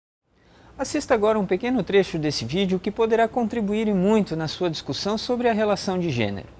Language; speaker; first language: Portuguese; native; Portuguese